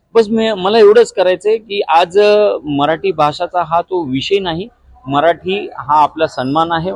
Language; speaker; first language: Marathi; non-native, local second language; Gujarati